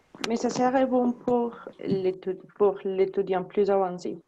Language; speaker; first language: French; non-native, learner; Spanish